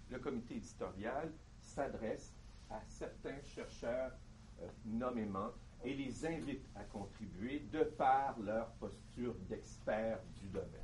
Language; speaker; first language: French; native; French